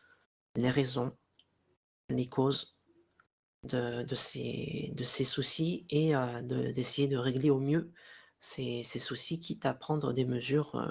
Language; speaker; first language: French; native; French